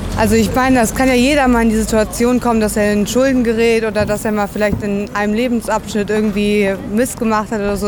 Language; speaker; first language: German; native; German